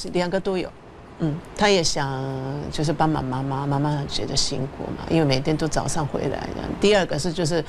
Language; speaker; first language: Chinese; non-native, fluent; Japanese